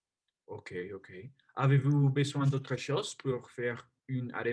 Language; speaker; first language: French; non-native, learner; Spanish